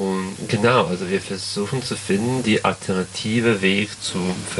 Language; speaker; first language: German; non-native, learner; Serbian